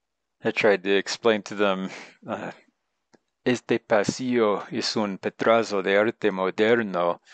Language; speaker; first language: Spanish; non-native, learner; English